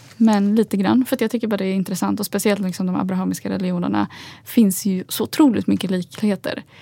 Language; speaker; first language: Swedish; early bilingual, other home language; Arabic